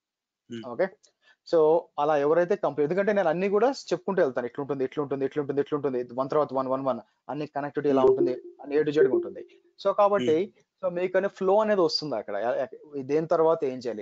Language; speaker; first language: Telugu; native; Telugu